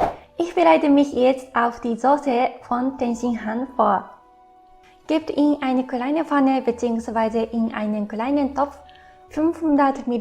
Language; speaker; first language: German; non-native, fluent; Japanese